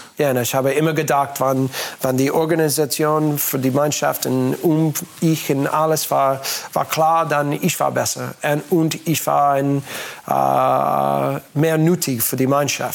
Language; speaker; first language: German; non-native, learner; English